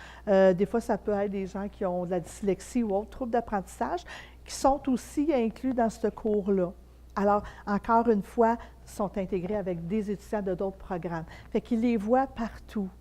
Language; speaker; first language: French; native; French